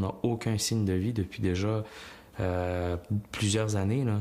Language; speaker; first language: French; non-native, fluent; Uyghur